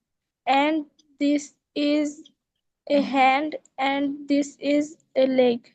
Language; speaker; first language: English; non-native, learner; Bangla